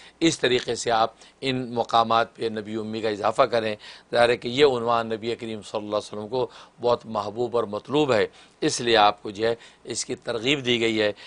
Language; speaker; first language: Urdu; native; Urdu